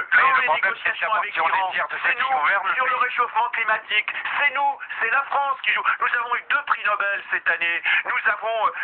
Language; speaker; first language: French; native; French